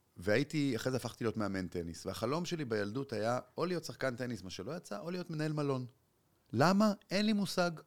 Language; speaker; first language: Hebrew; native; Hebrew